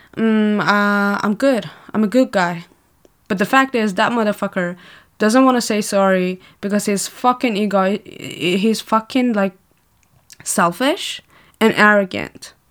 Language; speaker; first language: English; non-native, fluent; Persian